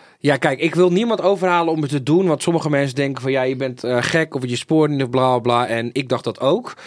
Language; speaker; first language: Dutch; native; Dutch